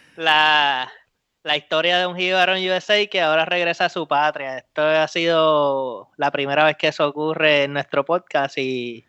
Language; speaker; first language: Spanish; native; Spanish